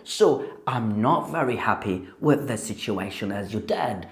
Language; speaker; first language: English; non-native, fluent; Turkish